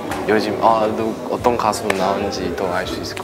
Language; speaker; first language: Korean; non-native, learner; Chinese